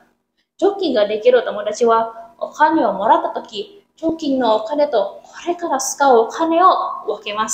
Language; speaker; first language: Japanese; non-native, learner; Indonesian